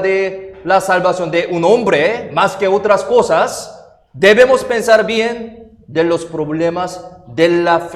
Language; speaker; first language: Spanish; non-native, fluent; Korean